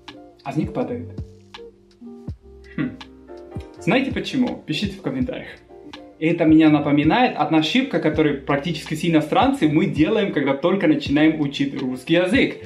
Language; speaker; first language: Russian; non-native, fluent; Spanish